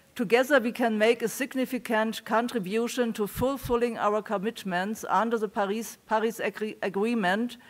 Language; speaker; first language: English; non-native, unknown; German